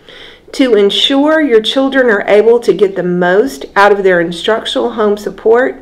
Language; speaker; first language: English; native; English